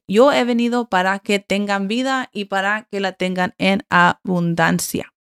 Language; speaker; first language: Spanish; early bilingual, heritage; Spanish